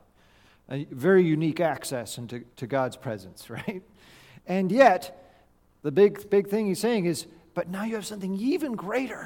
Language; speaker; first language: English; native; English